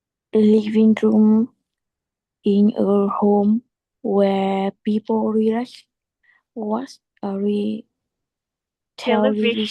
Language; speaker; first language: English; non-native, learner; Chinese